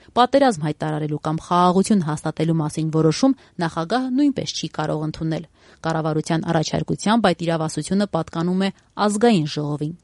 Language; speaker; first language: Armenian; native; Armenian